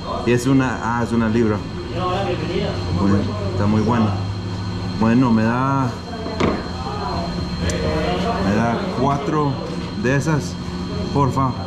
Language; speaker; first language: Spanish; non-native, learner; English